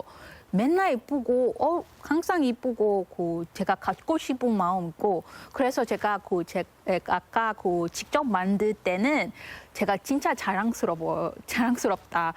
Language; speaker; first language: Korean; non-native, learner; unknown